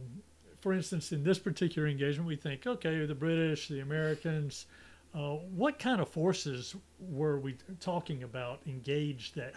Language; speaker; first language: English; native; English